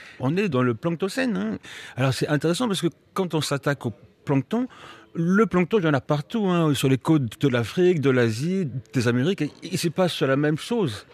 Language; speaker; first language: French; early bilingual, other home language; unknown